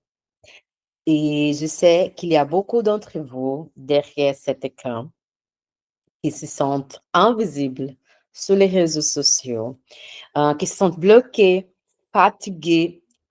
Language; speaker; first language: French; non-native, fluent; Portuguese